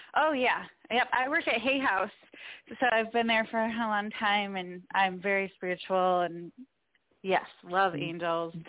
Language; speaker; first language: English; native; English